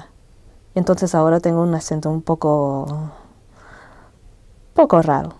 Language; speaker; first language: Spanish; early bilingual, heritage; English